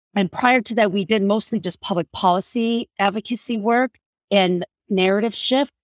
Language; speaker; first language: English; non-native, fluent; Korean